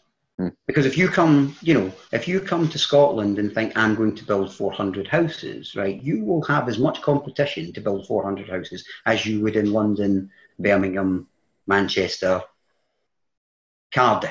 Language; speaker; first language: English; native; English